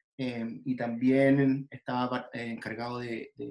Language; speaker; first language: Spanish; native; Spanish